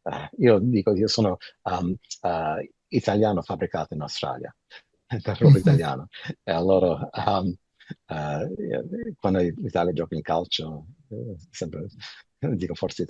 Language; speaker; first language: Italian; early bilingual, heritage; Italian